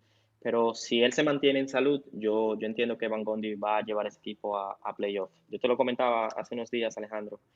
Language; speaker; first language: Spanish; native; Spanish